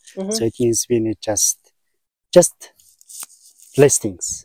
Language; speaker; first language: English; non-native, learner; Mongolian